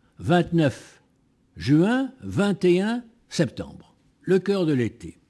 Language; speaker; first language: French; native; French